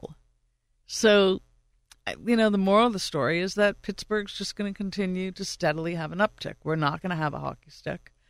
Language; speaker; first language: English; native; English